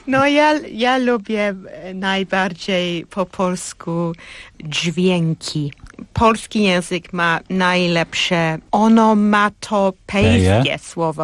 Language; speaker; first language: Polish; non-native, fluent; English